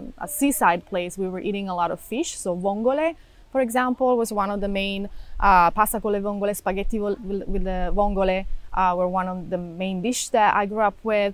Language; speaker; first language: English; non-native, fluent; Italian